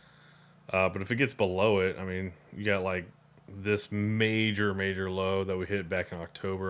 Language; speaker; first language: English; native; English